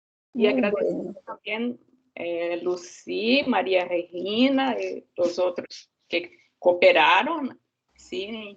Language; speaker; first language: Spanish; non-native, learner; Portuguese